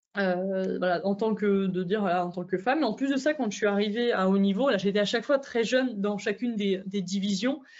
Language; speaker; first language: French; native; French